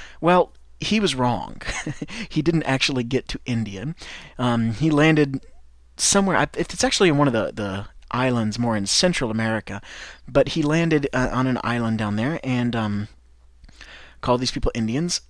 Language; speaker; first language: English; native; English